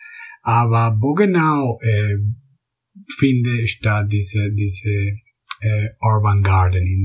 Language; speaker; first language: German; non-native, fluent; Spanish